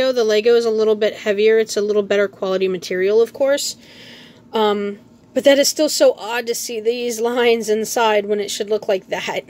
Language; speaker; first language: English; native; English